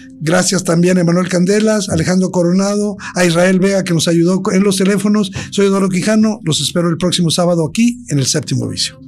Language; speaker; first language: Spanish; native; Spanish